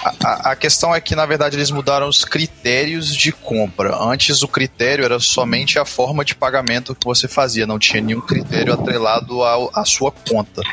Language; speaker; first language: Portuguese; native; Portuguese